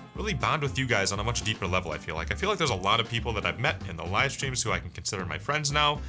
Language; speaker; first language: English; native; English